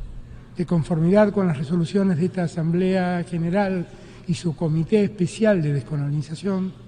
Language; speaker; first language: Spanish; native; Spanish